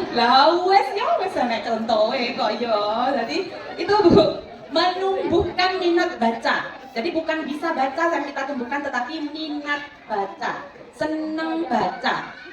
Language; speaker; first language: Indonesian; non-native, local second language; Madurese